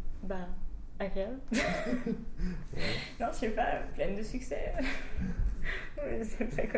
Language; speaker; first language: French; native; French